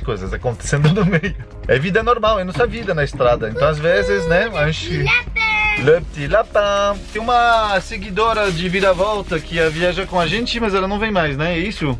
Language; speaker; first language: Portuguese; non-native, fluent; French